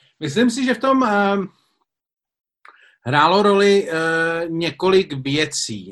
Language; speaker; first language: Czech; native; Czech